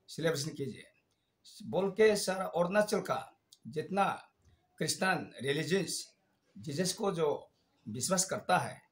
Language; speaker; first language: Hindi; non-native, local second language; Nyishi